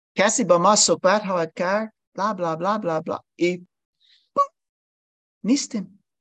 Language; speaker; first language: Persian; non-native, learner; English